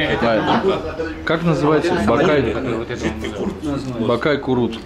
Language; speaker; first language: Russian; native; Russian